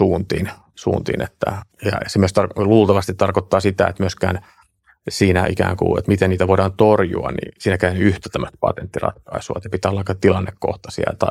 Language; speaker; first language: Finnish; native; Finnish